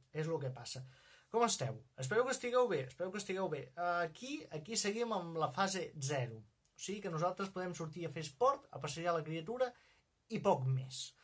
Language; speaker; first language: Catalan; non-native, local second language; Spanish